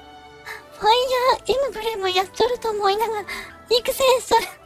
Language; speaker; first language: Japanese; native; Japanese